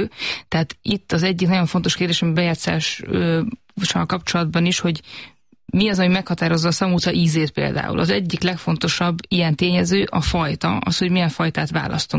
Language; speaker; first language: Hungarian; native; Hungarian